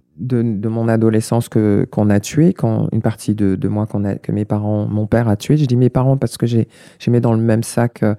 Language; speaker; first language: French; native; French